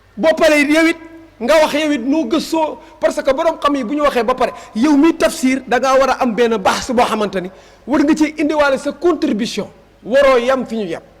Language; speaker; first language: Wolof; native; Wolof